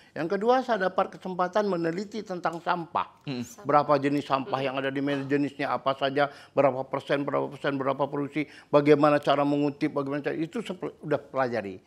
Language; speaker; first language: Indonesian; native; Indonesian